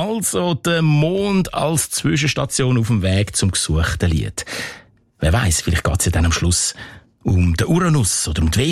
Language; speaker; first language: German; native; German